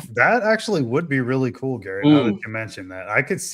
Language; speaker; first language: English; native; English